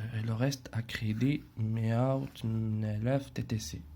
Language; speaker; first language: French; non-native, local second language; Arabic